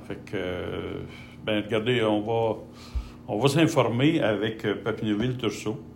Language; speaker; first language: French; native; French